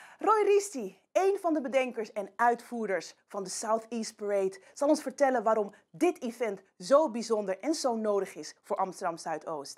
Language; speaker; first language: Dutch; native; Dutch